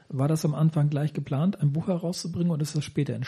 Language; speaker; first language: German; native; German